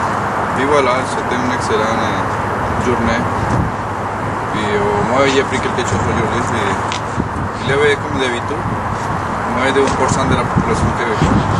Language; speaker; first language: French; non-native, learner; Spanish